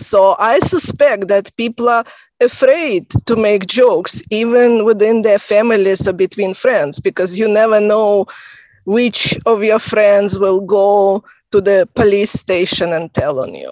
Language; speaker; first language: English; non-native, fluent; Russian